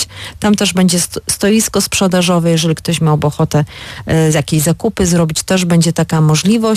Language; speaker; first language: Polish; native; Polish